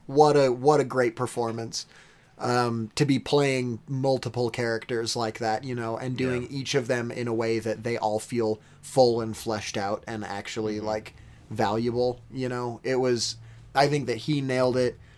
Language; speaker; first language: English; native; English